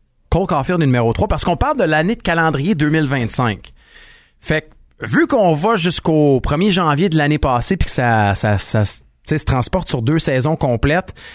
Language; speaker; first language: French; native; French